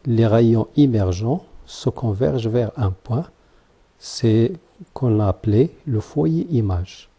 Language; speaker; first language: French; non-native, local second language; Arabic